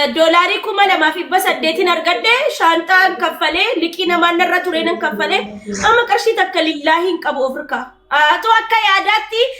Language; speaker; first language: Oromo; non-native, local second language; Amharic